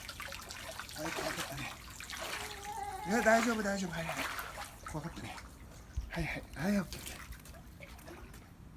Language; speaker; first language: Japanese; native; Japanese